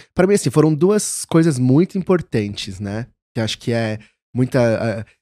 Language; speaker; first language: Portuguese; native; Portuguese